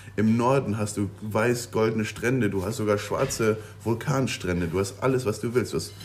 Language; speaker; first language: German; non-native, local second language; Luxembourgish